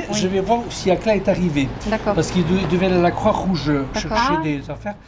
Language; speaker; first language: French; native; French